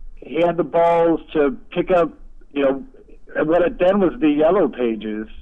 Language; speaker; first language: English; native; English